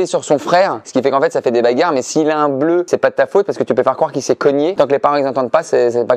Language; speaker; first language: French; native; French